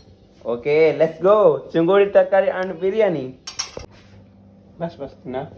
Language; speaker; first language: English; non-native, local second language; Odia